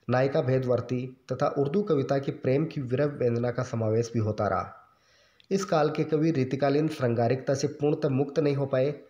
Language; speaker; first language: Hindi; native; Hindi